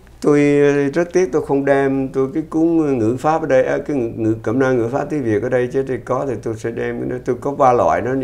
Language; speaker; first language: Vietnamese; native; Vietnamese